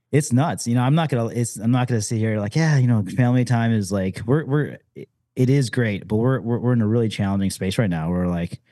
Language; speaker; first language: English; native; English